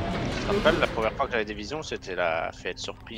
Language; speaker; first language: French; native; French